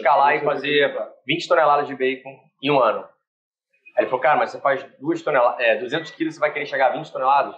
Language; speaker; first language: Portuguese; native; Portuguese